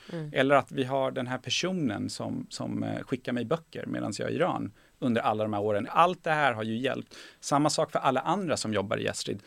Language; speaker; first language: Swedish; early bilingual, other home language; Persian